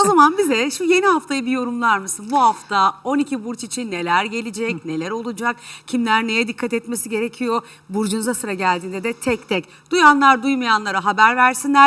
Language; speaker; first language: Turkish; native; Turkish